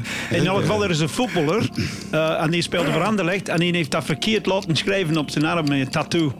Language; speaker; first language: Dutch; non-native, fluent; English